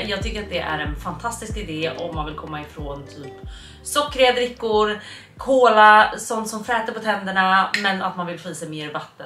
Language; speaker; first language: Swedish; native; Swedish